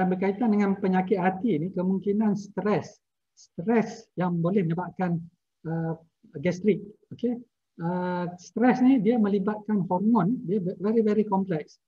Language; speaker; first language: Malay; native; Malay